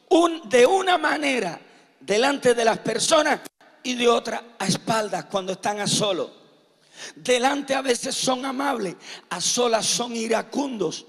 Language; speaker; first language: Spanish; native; Spanish